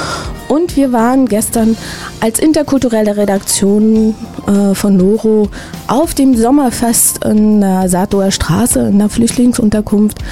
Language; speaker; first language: German; native; German